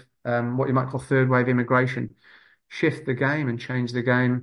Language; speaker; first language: English; native; English